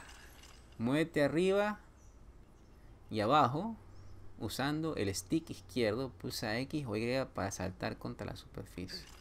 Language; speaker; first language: Spanish; native; Spanish